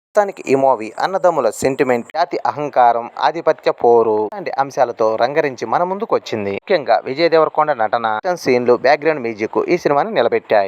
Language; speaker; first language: Telugu; native; Telugu